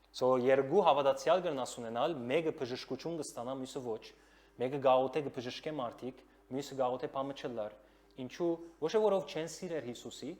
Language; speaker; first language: Armenian; early bilingual, heritage; Armenian